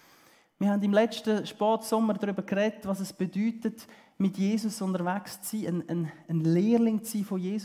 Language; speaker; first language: German; early bilingual, heritage; German